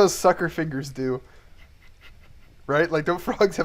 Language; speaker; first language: English; native; English